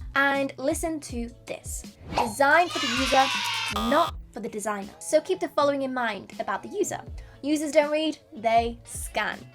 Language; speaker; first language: English; non-native, fluent; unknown